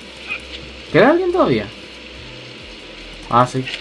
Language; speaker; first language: Spanish; native; Spanish